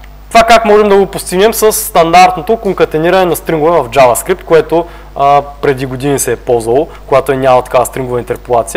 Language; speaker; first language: Bulgarian; native; Bulgarian